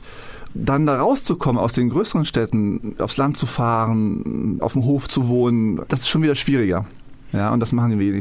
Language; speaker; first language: German; early bilingual, other home language; Polish